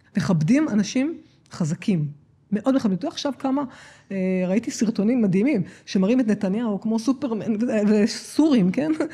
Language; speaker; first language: Hebrew; native; Hebrew